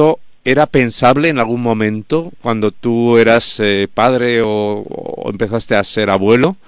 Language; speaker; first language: Spanish; native; Spanish